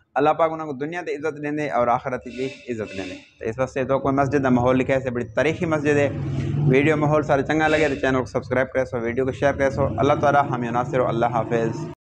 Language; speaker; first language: Urdu; non-native, local second language; Saraiki